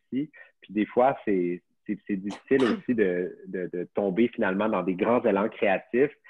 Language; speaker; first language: French; native; French